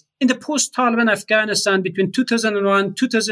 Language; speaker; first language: English; non-native, fluent; Persian